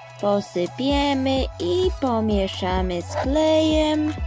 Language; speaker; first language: Polish; early bilingual, heritage; Polish